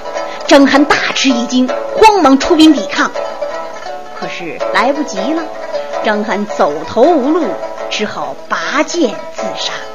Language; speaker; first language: Chinese; native; Chinese